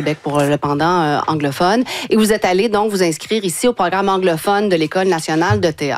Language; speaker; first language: French; native; French